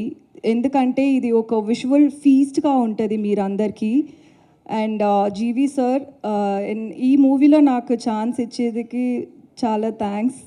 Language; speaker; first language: Telugu; non-native, learner; Tamil